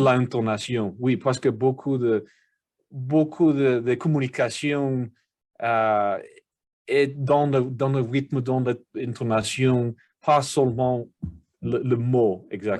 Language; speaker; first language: French; non-native, learner; English